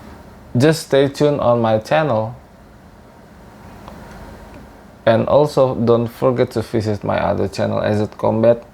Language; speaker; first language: English; non-native, learner; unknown